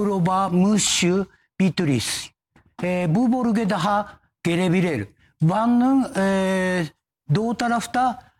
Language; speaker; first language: Turkish; non-native, fluent; Japanese